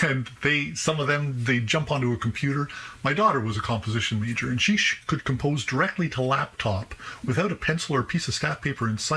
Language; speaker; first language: English; native; English